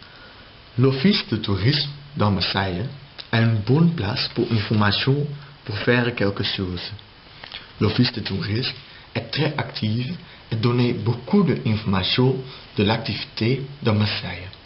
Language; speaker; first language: French; non-native, learner; Dutch